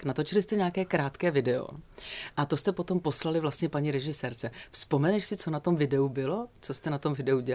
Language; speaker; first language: Czech; native; Czech